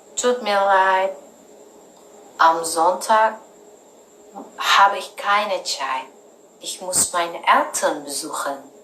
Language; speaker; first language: German; non-native, learner; Indonesian